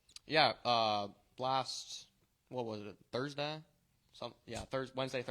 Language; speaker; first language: English; native; English